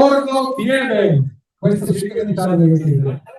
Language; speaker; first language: Italian; native; Italian